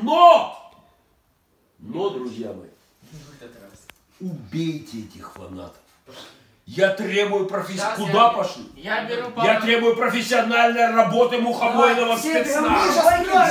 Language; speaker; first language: Russian; native; Russian